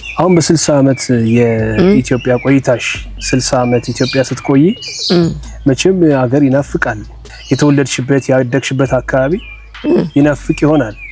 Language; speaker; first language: Amharic; native; Amharic